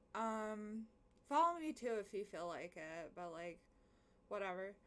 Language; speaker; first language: English; native; English